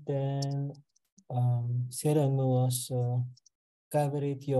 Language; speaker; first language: Finnish; non-native, learner; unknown